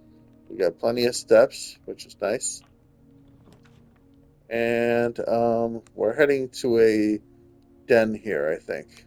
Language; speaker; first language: English; native; English